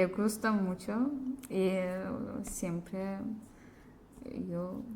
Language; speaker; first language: Spanish; non-native, learner; Azerbaijani